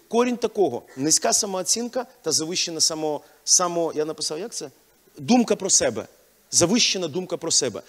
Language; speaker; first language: Ukrainian; non-native, local second language; Russian